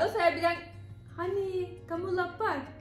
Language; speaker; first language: Indonesian; non-native, learner; Turkish